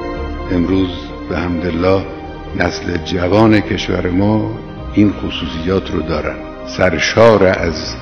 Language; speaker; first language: Persian; native; Persian